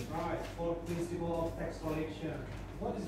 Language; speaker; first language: English; non-native, fluent; Indonesian